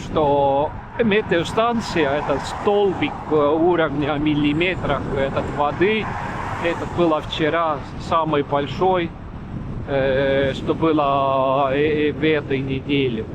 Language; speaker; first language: Russian; non-native, local second language; Estonian